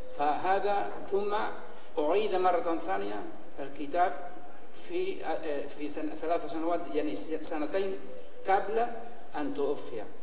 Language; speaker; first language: Arabic; non-native, fluent; Spanish